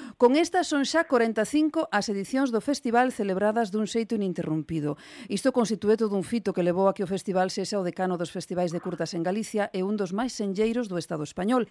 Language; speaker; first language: Galician; non-native, local second language; Spanish